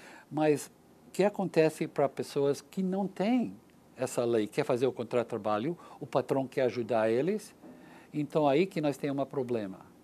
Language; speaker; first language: Portuguese; non-native, learner; English